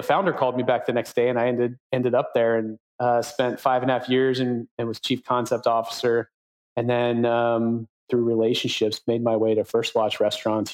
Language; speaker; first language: English; native; English